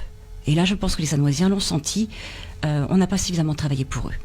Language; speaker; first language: French; native; French